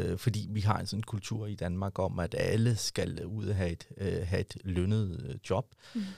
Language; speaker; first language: Danish; early bilingual, other home language; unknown